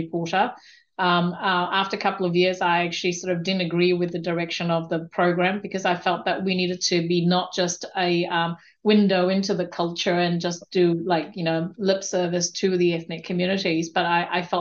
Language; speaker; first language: English; non-native, local second language; Korean